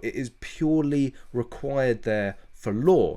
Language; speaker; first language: English; native; English